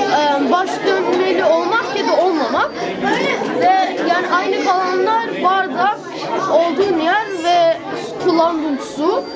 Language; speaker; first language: Turkish; early bilingual, heritage; Turkish